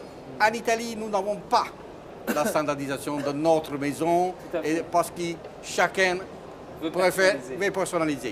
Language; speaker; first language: French; non-native, fluent; Italian